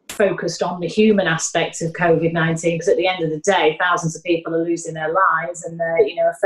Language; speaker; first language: English; native; English